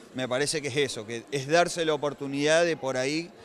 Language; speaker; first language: Spanish; native; Spanish